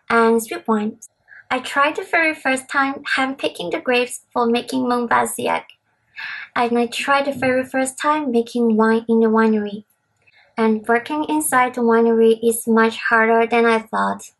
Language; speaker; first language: English; non-native, local second language; Cantonese